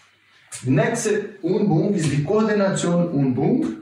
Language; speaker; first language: German; non-native, learner; Portuguese